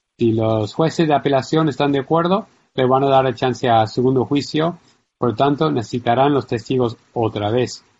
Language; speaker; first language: Spanish; non-native, fluent; English